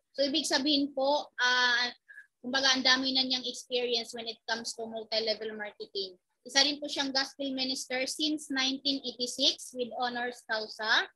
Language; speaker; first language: Filipino; native; Filipino